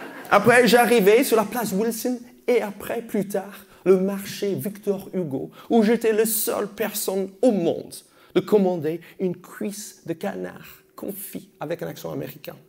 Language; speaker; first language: French; non-native, fluent; English